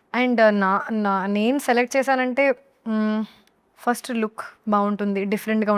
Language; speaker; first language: Telugu; non-native, learner; Hindi